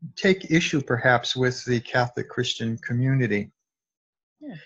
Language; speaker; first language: English; native; English